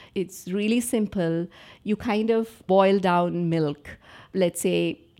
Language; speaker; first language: English; non-native, local second language; Telugu